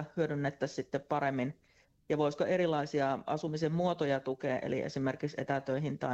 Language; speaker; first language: Finnish; native; Finnish